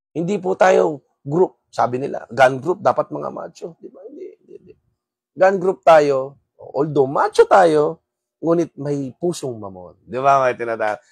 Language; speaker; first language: Filipino; non-native, local second language; Waray